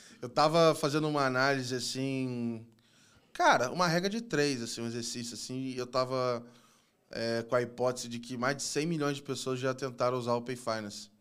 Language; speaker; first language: Portuguese; native; Portuguese